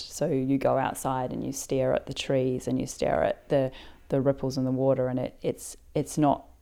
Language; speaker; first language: English; native; English